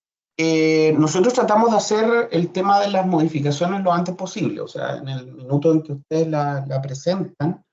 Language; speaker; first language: Spanish; native; Spanish